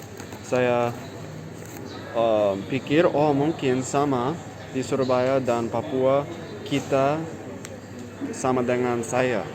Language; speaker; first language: Indonesian; non-native, learner; English